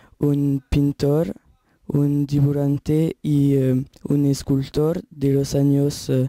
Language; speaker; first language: Spanish; non-native, learner; French